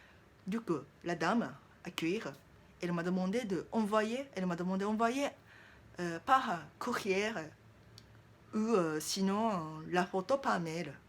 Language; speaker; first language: French; non-native, learner; Japanese